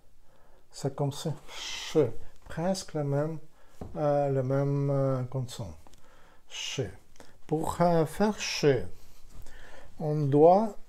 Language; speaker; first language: French; non-native, fluent; Ukrainian